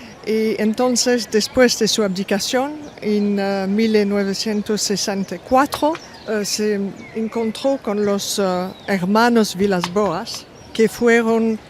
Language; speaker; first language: Spanish; non-native, fluent; French